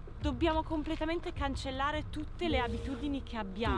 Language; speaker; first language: Italian; native; Italian